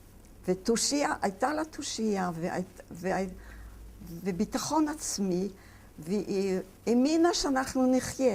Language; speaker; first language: Hebrew; non-native, fluent; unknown